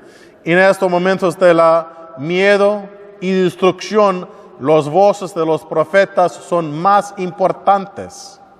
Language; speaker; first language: Spanish; non-native, learner; English